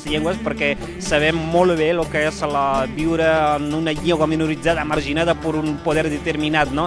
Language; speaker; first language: Catalan; non-native, fluent; Berber languages